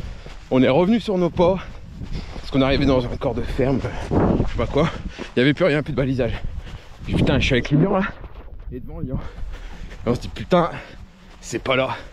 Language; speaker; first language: French; native; French